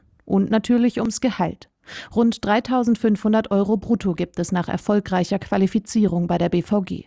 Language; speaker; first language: German; native; German